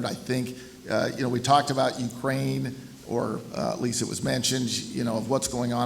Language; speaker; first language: English; native; English